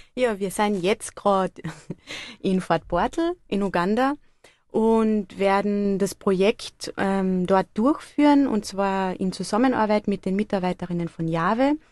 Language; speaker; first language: German; native; German